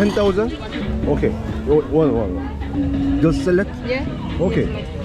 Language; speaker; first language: English; non-native, learner; Korean